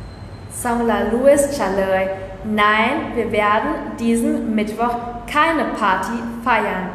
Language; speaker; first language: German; early bilingual, other home language; Vietnamese